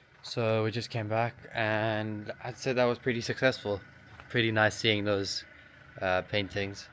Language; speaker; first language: English; native; English